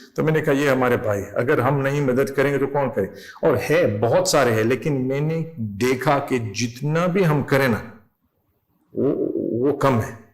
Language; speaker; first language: Urdu; non-native, fluent; English